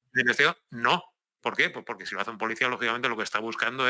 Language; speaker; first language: Spanish; native; Spanish